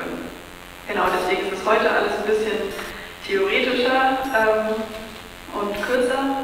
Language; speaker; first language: German; native; German